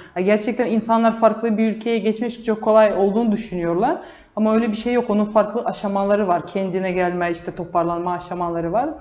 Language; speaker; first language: Turkish; non-native, fluent; Russian